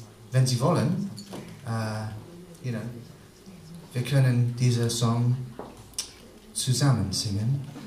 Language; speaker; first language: German; non-native, learner; English